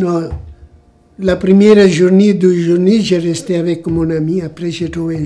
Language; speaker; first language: French; non-native, learner; Italian